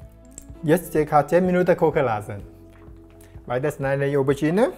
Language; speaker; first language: German; non-native, learner; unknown